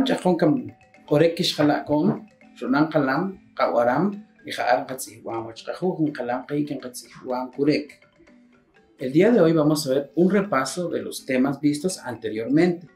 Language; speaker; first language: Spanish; non-native, local second language; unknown